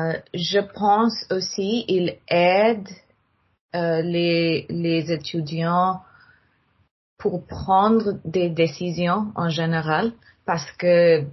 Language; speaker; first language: French; non-native, learner; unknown